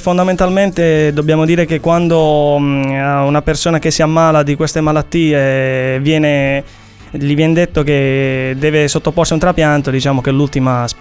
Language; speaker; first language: Italian; native; Italian